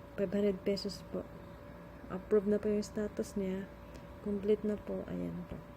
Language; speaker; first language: Filipino; non-native, local second language; Cebuano